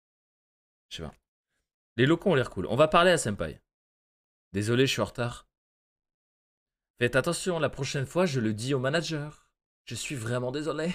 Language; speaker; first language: French; native; French